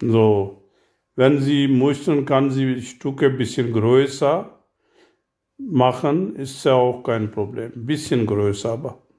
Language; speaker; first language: German; non-native, learner; Urdu